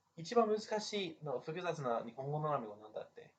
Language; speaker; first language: Japanese; non-native, fluent; English